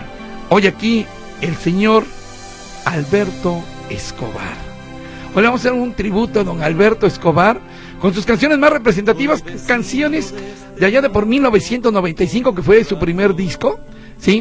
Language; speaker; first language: Spanish; native; Spanish